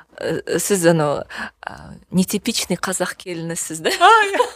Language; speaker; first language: Kazakh; native; Kazakh